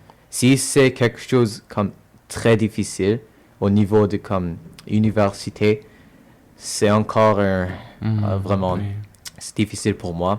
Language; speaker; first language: French; non-native, local second language; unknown